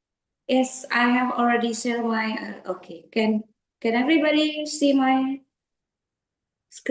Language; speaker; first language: English; non-native, fluent; Indonesian